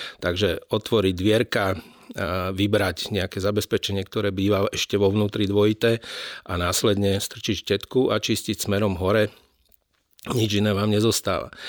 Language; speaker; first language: Slovak; native; Slovak